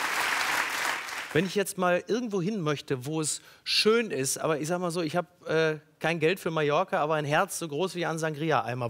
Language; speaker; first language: German; native; German